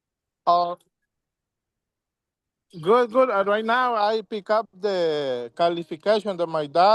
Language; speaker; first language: English; non-native, learner; Spanish